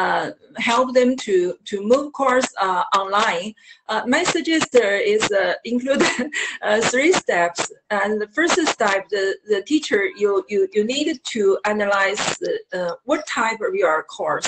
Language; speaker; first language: English; non-native, learner; Chinese